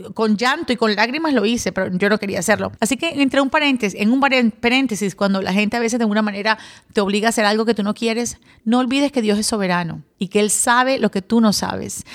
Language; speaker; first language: Spanish; early bilingual, other home language; English